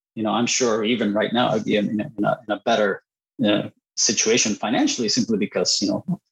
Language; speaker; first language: English; non-native, fluent; Spanish